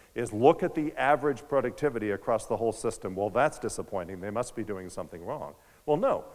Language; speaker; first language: English; native; English